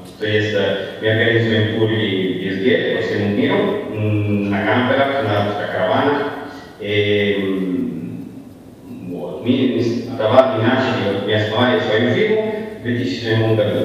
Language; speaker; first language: Russian; non-native, learner; Italian